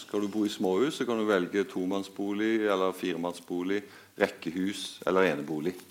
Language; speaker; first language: Norwegian; native; Norwegian